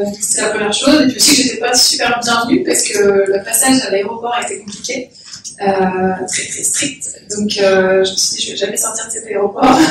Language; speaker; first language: French; native; French